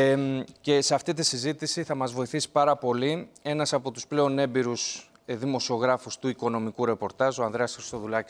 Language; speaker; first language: Greek; native; Greek